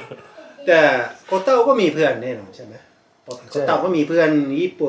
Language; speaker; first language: Thai; non-native, fluent; Japanese